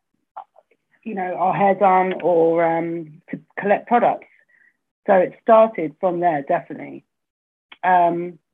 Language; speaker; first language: English; native; English